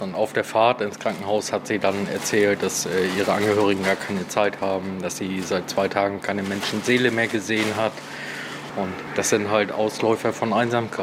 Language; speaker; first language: German; native; German